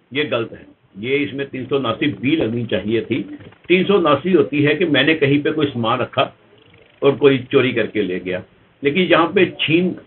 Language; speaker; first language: Hindi; non-native, local second language; Punjabi